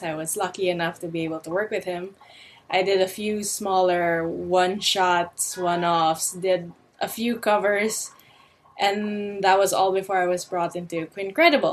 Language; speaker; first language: English; non-native, local second language; Filipino